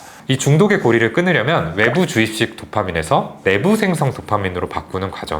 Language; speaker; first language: Korean; native; Korean